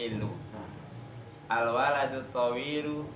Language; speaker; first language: Arabic; non-native, learner; Indonesian